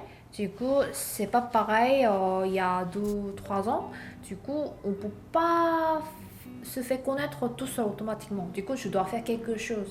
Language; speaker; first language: French; non-native, learner; Korean